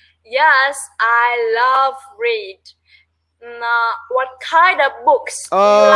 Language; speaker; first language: English; non-native, learner; Vietnamese